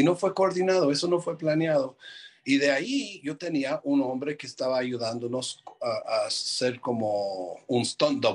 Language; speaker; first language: Spanish; non-native, fluent; English